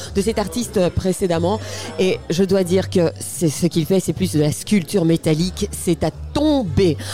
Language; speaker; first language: French; native; French